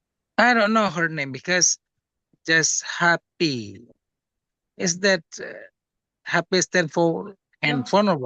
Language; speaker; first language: English; non-native, fluent; Indonesian